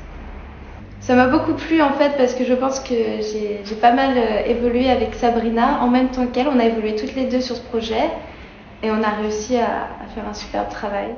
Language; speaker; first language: French; native; French